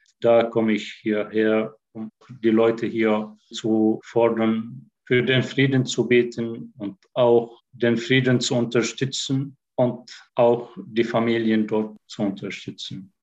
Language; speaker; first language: German; non-native, fluent; Arabic